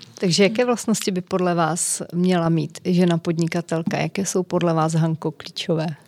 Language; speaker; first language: Czech; native; Czech